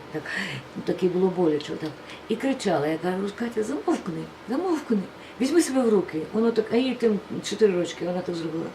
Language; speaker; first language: Ukrainian; non-native, local second language; Russian